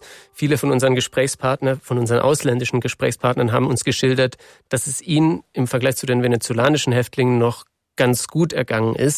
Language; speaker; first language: German; native; German